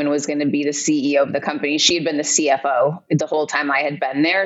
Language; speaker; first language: English; native; English